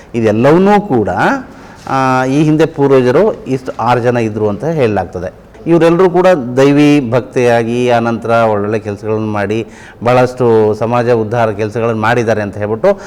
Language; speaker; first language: Kannada; non-native, local second language; Lambadi